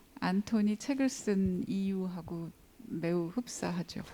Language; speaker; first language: Korean; native; Korean